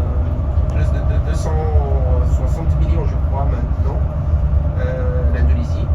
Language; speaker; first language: French; non-native, fluent; Arabic